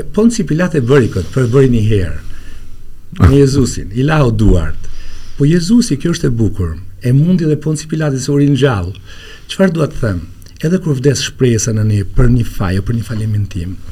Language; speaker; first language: Albanian; native; Albanian